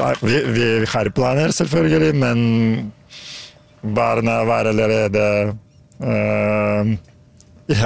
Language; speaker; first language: Norwegian; non-native, learner; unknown